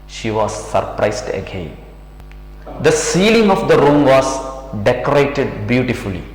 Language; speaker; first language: English; non-native, local second language; Malayalam